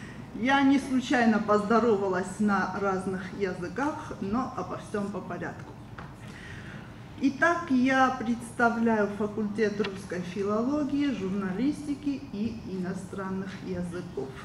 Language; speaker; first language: Russian; non-native, local second language; Ossetic